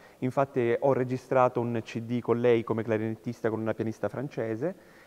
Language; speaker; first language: Italian; native; Italian